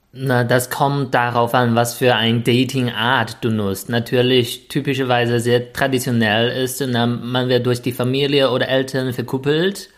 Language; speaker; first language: German; non-native, fluent; Chinese